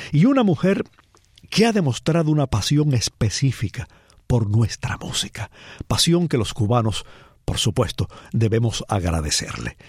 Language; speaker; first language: Spanish; native; Spanish